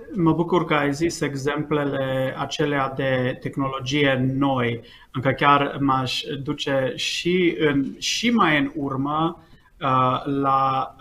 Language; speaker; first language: Romanian; early bilingual, heritage; Romanian